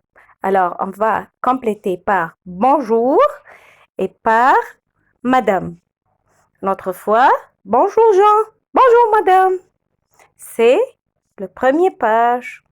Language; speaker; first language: French; non-native, fluent; Arabic